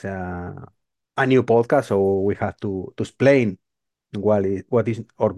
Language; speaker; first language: English; non-native, learner; Spanish